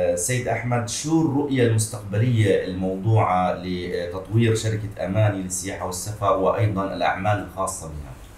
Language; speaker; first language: Arabic; native; Arabic